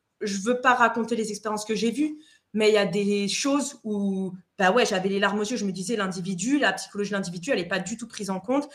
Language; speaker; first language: French; non-native, fluent; Spanish